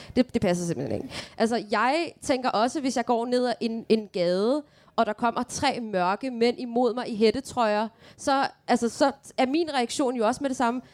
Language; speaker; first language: Danish; early bilingual, other home language; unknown